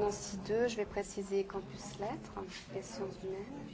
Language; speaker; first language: French; native; French